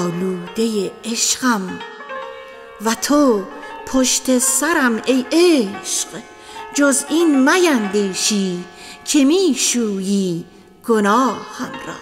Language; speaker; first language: Persian; native; Persian